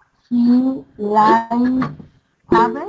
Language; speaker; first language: English; non-native, learner; Spanish